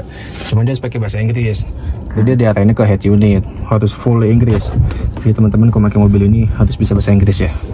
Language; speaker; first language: Indonesian; native; Indonesian